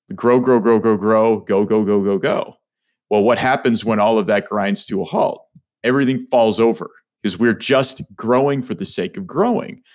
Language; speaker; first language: English; native; English